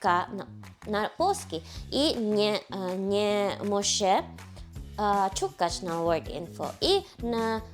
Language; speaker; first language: Polish; non-native, learner; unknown